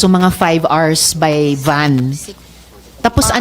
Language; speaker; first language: Filipino; native; Filipino